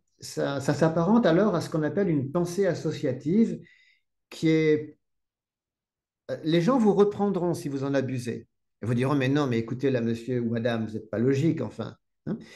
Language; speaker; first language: French; native; French